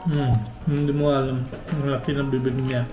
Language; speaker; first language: Filipino; non-native, learner; Punjabi